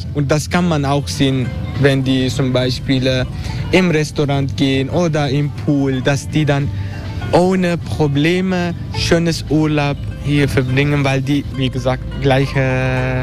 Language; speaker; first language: German; non-native, learner; Turkish